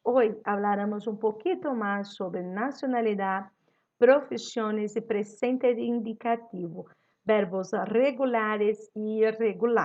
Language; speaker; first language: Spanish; non-native, learner; Portuguese